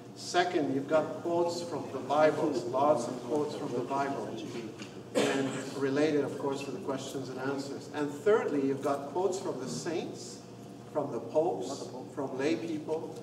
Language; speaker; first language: English; non-native, fluent; Arabic